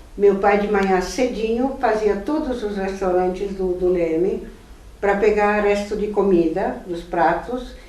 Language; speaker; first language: Portuguese; non-native, fluent; German